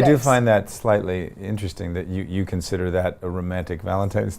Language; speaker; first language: English; native; English